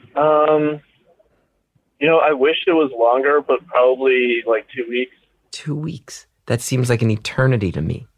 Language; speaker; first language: English; native; English